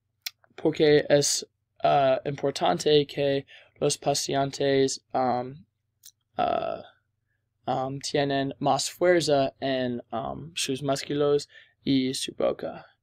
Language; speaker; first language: Spanish; non-native, learner; English